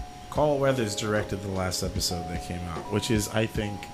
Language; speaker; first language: English; early bilingual, other home language; Spanish